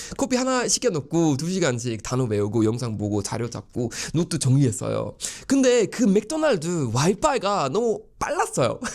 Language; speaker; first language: Korean; non-native, fluent; Swedish